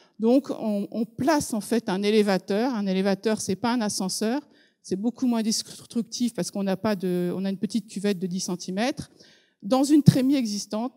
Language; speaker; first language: French; native; French